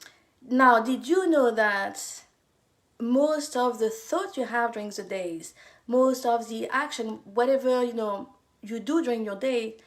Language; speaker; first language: English; non-native, fluent; French